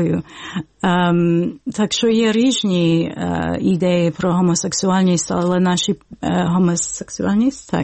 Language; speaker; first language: Ukrainian; early bilingual, heritage; Ukrainian